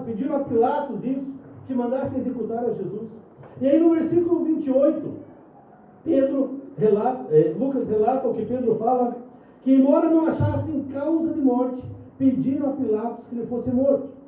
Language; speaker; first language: Portuguese; native; Portuguese